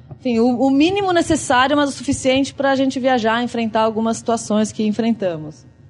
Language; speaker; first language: Portuguese; native; Portuguese